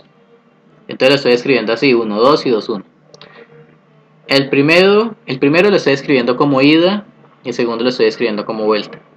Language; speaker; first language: Spanish; native; Spanish